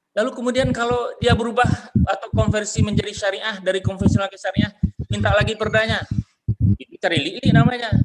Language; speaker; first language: Indonesian; non-native, local second language; Minangkabau